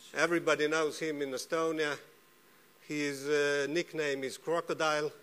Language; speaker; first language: English; non-native, fluent; Estonian